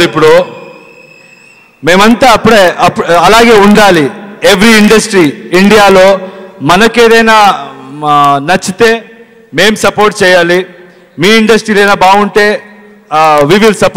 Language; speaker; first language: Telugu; non-native, learner; Kannada